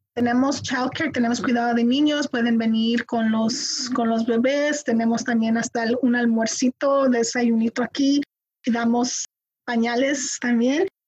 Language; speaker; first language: Spanish; early bilingual, heritage; Spanish